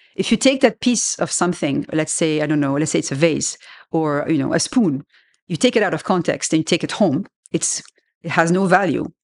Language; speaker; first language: English; non-native, fluent; French